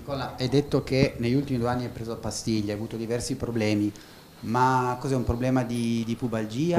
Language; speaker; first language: Italian; native; Italian